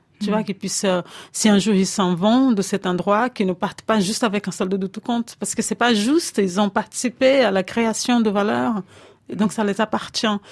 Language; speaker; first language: French; non-native, fluent; Portuguese